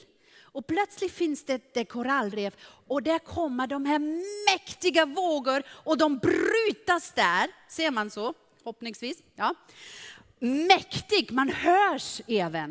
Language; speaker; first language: Swedish; non-native, fluent; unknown